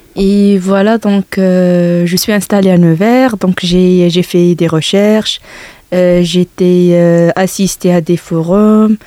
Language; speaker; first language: French; non-native, local second language; Arabic